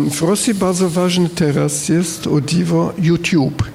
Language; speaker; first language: Polish; non-native, fluent; German